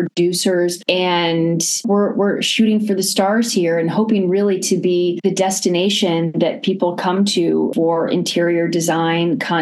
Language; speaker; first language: English; native; English